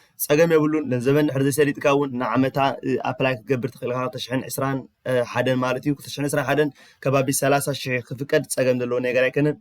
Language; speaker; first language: Tigrinya; early bilingual, heritage; Tigrinya